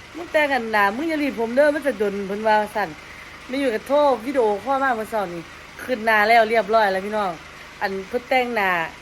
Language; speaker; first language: Thai; native; Thai